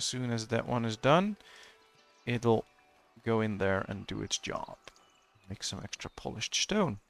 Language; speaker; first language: English; non-native, fluent; Dutch